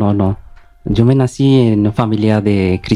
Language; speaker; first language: Spanish; non-native, learner; Bangla